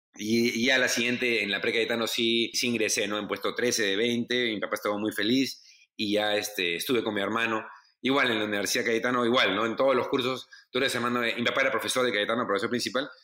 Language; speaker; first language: Spanish; native; Spanish